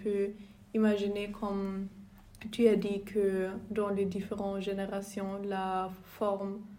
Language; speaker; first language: French; non-native, learner; German